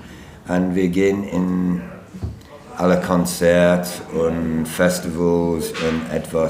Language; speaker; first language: German; non-native, learner; English